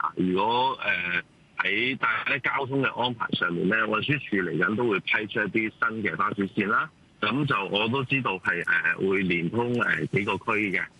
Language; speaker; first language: Cantonese; native; Cantonese